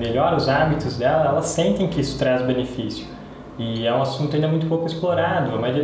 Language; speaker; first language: Portuguese; native; Portuguese